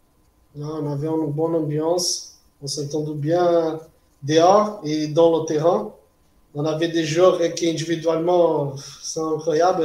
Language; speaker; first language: French; non-native, fluent; Portuguese